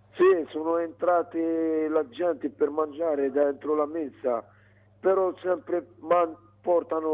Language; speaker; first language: Italian; non-native, learner; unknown